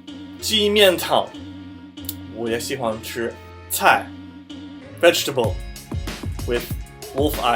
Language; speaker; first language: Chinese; non-native, fluent; English